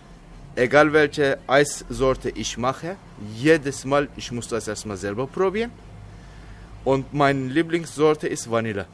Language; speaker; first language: German; non-native, fluent; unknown